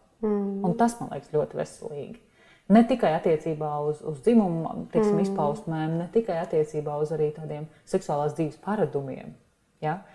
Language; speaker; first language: Latvian; native; Latvian